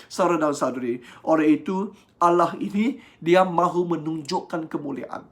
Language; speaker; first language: Malay; non-native, local second language; Chinese